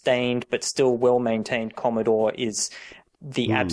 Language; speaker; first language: English; native; English